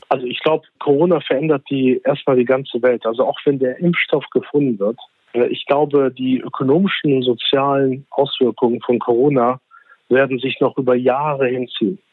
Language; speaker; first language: German; early bilingual, other home language; Turkish